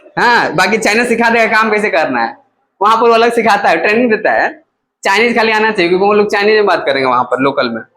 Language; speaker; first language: Hindi; native; Hindi